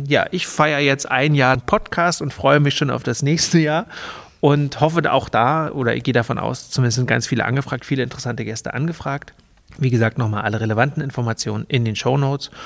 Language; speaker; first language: German; native; German